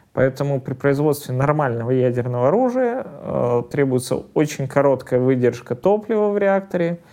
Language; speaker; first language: Russian; native; Russian